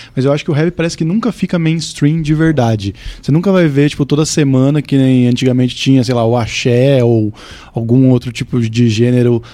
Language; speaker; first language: Portuguese; native; Portuguese